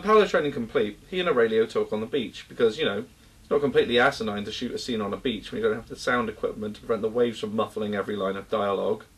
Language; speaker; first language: English; native; English